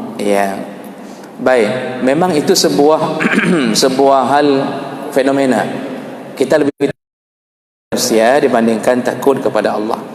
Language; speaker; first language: Malay; non-native, local second language; Achinese